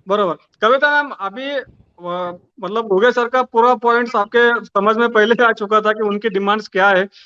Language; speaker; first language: Hindi; non-native, local second language; Marathi